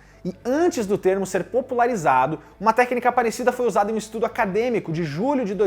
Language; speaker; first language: Portuguese; native; Portuguese